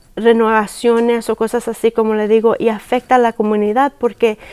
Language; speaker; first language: Spanish; early bilingual, heritage; Spanish